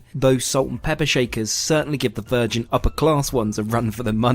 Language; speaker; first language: English; native; English